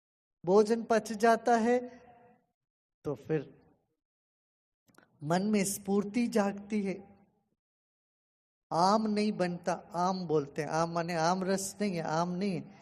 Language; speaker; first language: Hindi; non-native, local second language; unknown